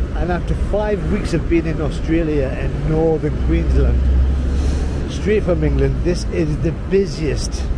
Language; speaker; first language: English; native; English